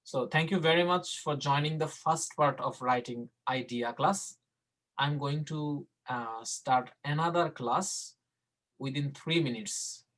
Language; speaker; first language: English; non-native, local second language; Bangla